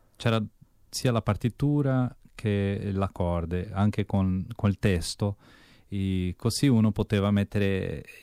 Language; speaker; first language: Italian; early bilingual, heritage; Portuguese